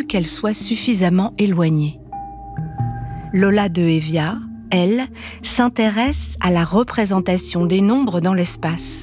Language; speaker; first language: French; native; French